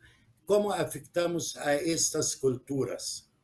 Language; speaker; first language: Spanish; non-native, fluent; Arabic